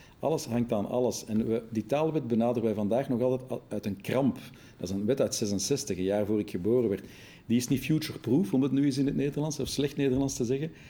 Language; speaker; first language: Dutch; native; Dutch